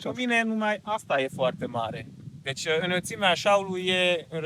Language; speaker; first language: Romanian; non-native, local second language; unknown